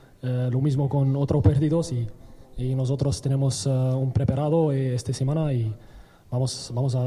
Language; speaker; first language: Spanish; non-native, learner; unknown